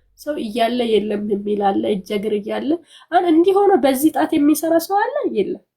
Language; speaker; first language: Amharic; non-native, local second language; Sebat Bet Gurage